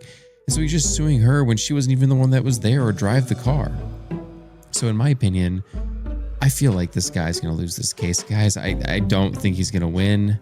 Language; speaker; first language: English; native; English